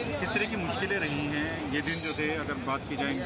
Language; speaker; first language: Hindi; native; Hindi